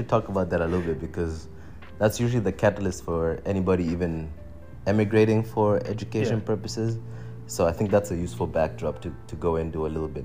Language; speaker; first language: English; non-native, local second language; Swahili